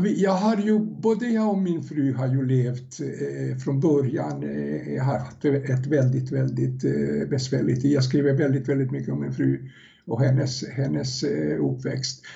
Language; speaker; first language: Swedish; non-native, fluent; Serbian